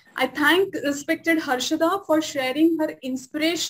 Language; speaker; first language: English; non-native, local second language; Marathi